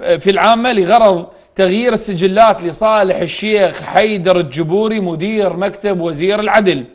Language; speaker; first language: Arabic; native; Arabic